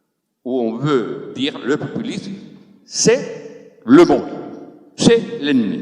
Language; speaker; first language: French; non-native, fluent; Spanish